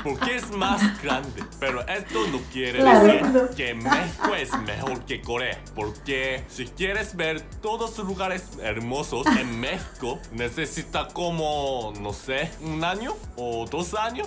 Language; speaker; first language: Spanish; non-native, learner; Korean